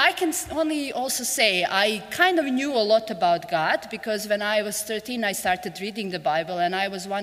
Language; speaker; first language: English; non-native, fluent; Serbian